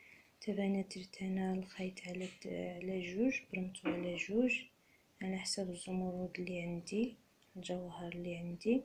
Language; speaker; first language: Arabic; native; Arabic